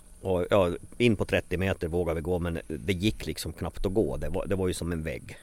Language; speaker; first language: Swedish; native; Swedish